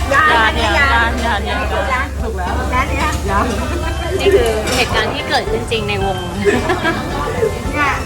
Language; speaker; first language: Thai; native; Thai